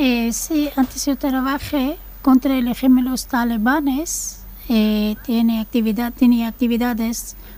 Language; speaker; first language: Spanish; non-native, learner; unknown